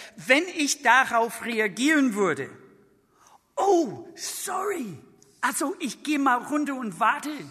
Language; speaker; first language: German; non-native, fluent; English